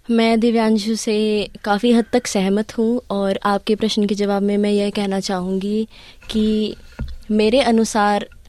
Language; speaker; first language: Hindi; early bilingual, heritage; Hindi